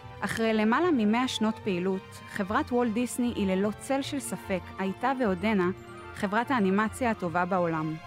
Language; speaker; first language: Hebrew; native; Hebrew